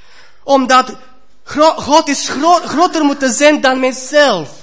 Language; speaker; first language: Dutch; non-native, fluent; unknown